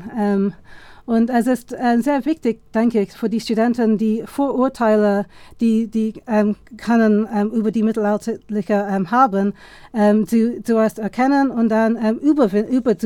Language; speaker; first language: German; non-native, fluent; English